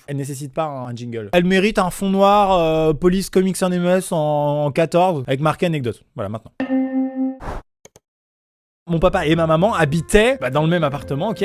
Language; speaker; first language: French; native; French